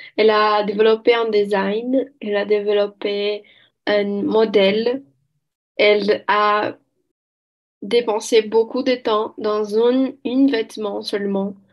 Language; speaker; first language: French; non-native, learner; Portuguese